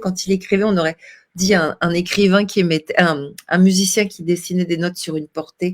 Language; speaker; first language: French; native; French